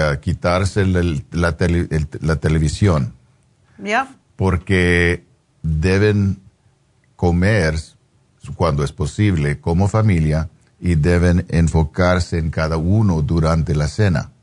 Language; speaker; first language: Spanish; non-native, fluent; English